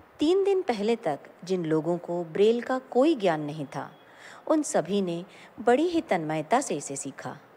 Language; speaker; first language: Hindi; native; Hindi